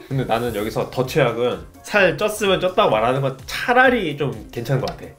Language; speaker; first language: Korean; native; Korean